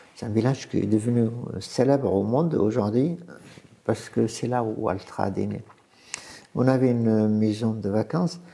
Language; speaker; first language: French; non-native, fluent; Arabic